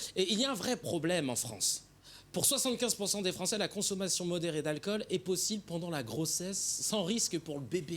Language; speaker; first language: French; native; French